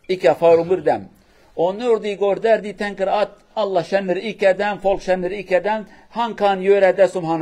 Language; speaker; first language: Norwegian; non-native, learner; Kurdish